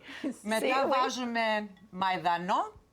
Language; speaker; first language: Greek; early bilingual, heritage; Greek